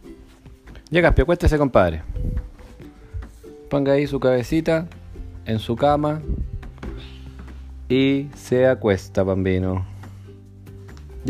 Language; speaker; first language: Spanish; native; Spanish